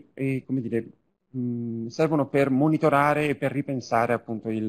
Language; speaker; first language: Italian; native; Italian